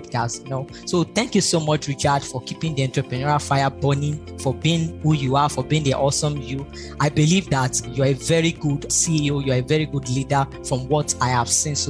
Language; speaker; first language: English; non-native, local second language; Yoruba